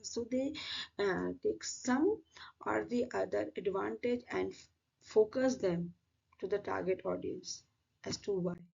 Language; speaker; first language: English; non-native, local second language; Hindi